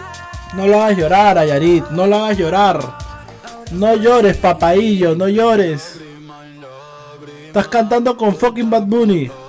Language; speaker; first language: Spanish; native; Spanish